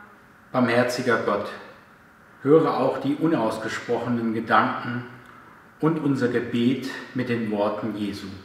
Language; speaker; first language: German; native; German